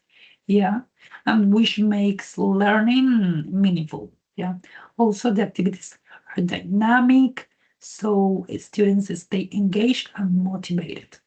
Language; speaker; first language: English; non-native, learner; Spanish